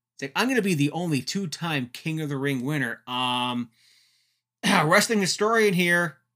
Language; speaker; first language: English; native; English